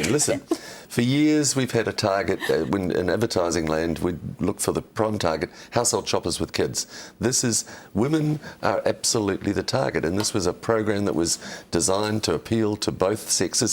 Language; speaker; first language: English; native; English